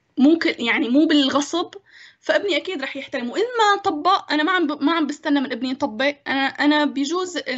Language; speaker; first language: Arabic; native; Arabic